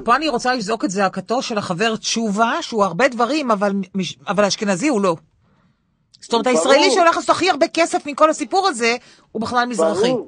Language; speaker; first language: Hebrew; native; Hebrew